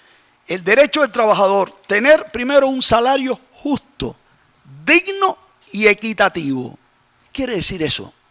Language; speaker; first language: Spanish; native; Spanish